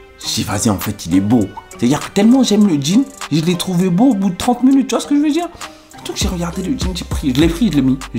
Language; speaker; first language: French; early bilingual, other home language; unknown